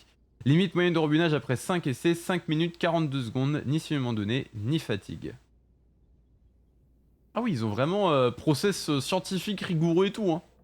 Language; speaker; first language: French; native; French